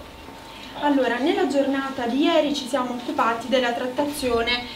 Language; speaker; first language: Italian; native; Italian